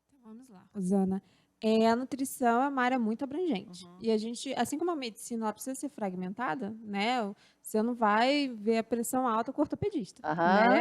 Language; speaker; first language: Portuguese; native; Portuguese